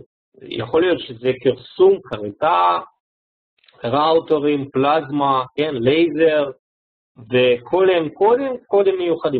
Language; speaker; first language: Hebrew; non-native, fluent; Russian